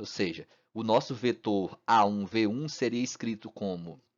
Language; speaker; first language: Portuguese; native; Portuguese